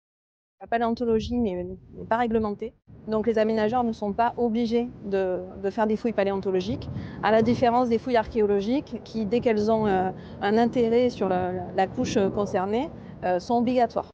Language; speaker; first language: French; native; French